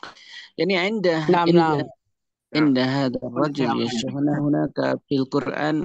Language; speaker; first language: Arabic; non-native, learner; Indonesian